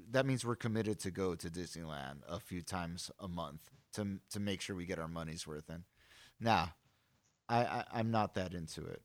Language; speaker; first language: English; native; English